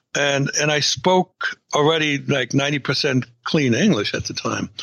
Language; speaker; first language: English; non-native, fluent; German